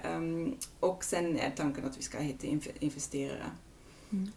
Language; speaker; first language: Swedish; non-native, fluent; Dutch